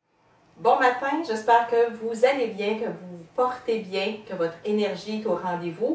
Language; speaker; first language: French; native; French